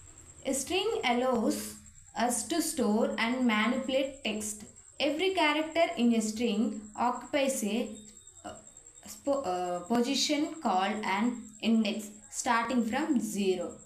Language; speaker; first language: English; non-native, local second language; Telugu